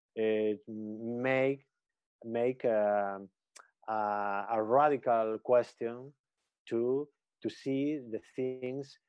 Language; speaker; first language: English; non-native, learner; Spanish